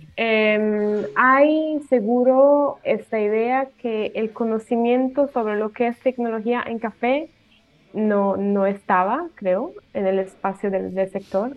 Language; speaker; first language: Spanish; non-native, fluent; Italian